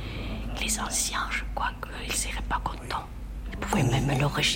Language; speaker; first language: French; non-native, fluent; Spanish